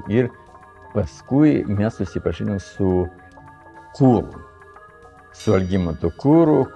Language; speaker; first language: Lithuanian; non-native, fluent; Russian